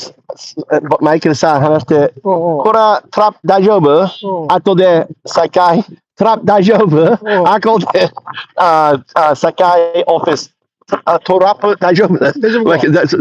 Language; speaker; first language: Japanese; non-native, learner; English